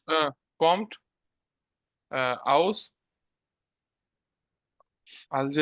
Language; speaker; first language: German; non-native, learner; Bangla